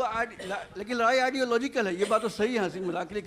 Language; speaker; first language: Hindi; native; Hindi